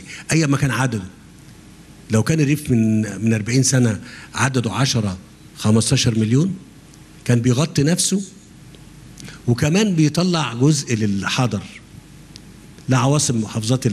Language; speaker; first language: Arabic; native; Arabic